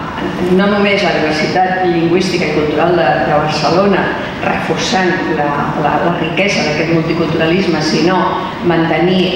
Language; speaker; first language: Catalan; non-native, local second language; Spanish